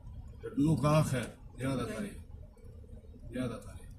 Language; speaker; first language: Arabic; non-native, learner; Hindi